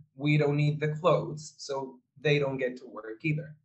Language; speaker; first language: English; non-native, fluent; Spanish